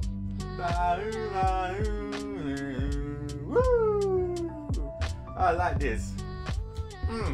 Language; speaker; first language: Japanese; non-native, learner; English